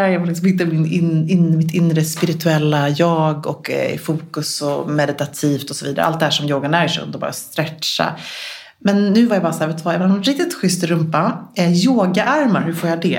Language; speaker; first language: Swedish; native; Swedish